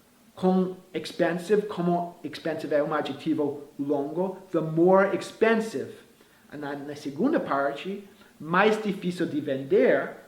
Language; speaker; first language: Portuguese; non-native, fluent; English